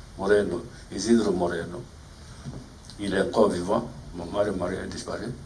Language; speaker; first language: French; non-native, fluent; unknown